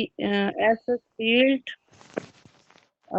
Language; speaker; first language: German; non-native, learner; Urdu